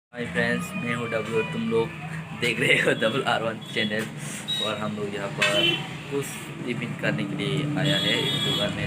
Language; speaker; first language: Hindi; non-native, local second language; Kok Borok